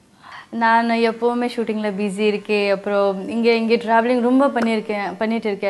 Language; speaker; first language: Tamil; non-native, learner; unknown